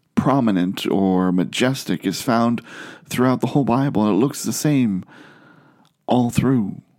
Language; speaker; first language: English; native; English